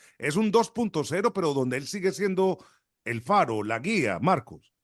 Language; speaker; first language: Spanish; native; Spanish